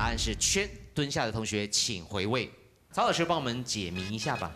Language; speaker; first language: Chinese; native; Chinese